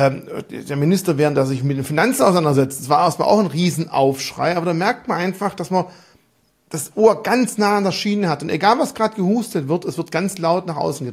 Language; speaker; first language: German; native; German